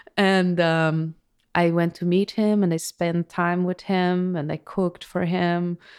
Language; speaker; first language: English; non-native, fluent; Portuguese